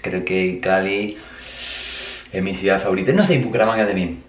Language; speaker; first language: Spanish; non-native, fluent; English